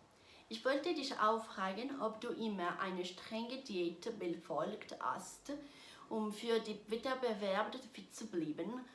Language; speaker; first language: German; non-native, learner; Italian